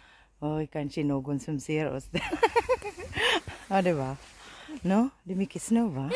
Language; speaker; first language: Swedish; non-native, learner; Filipino